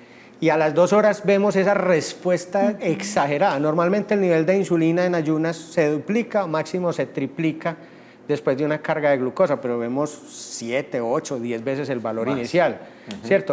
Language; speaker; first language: Spanish; native; Spanish